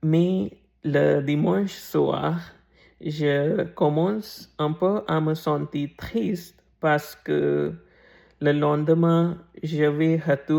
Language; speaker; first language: French; non-native, learner; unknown